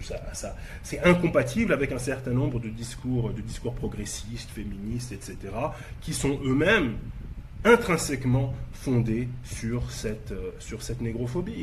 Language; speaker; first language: French; native; French